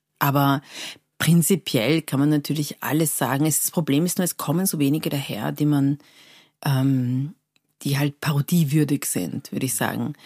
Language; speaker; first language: German; early bilingual, other home language; Persian